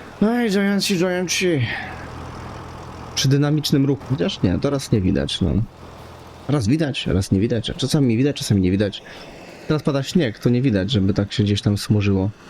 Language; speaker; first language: Polish; native; Polish